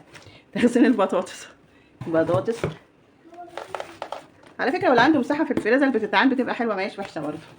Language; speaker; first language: Arabic; native; Arabic